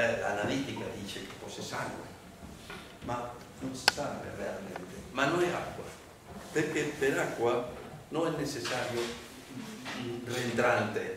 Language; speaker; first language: Italian; non-native, learner; Spanish